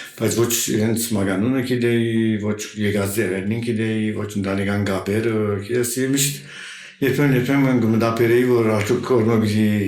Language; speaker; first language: Armenian; early bilingual, heritage; Armenian